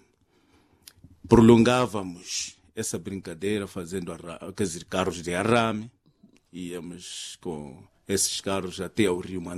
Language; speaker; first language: Portuguese; non-native, local second language; Makhuwa